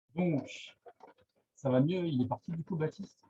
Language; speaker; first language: French; native; French